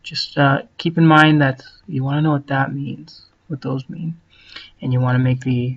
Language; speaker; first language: English; native; English